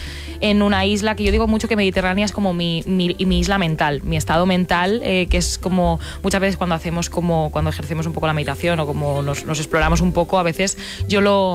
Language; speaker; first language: Spanish; native; Spanish